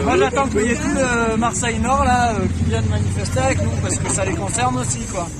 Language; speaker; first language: French; native; French